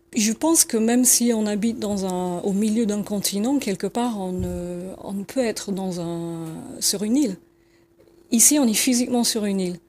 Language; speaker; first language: French; non-native, fluent; English